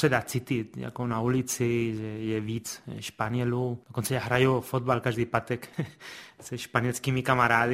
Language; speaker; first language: Czech; non-native, fluent; Spanish